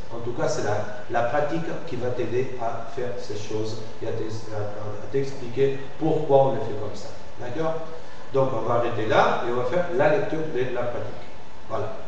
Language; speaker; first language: French; non-native, fluent; Spanish